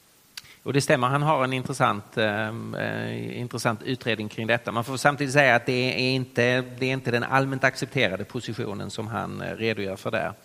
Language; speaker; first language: Swedish; native; Swedish